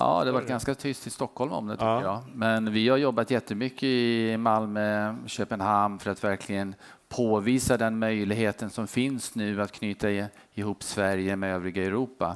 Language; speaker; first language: Swedish; native; Swedish